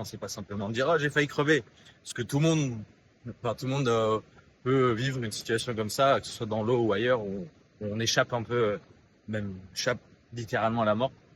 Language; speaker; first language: French; native; French